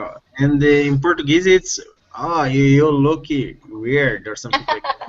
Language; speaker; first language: English; non-native, learner; Portuguese